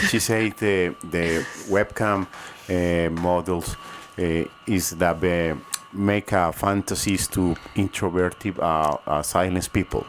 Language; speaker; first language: English; non-native, learner; Spanish